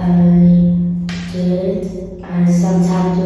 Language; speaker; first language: English; non-native, learner; Vietnamese